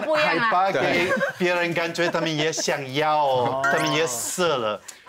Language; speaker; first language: Chinese; non-native, fluent; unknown